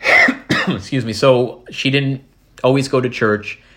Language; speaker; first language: English; native; English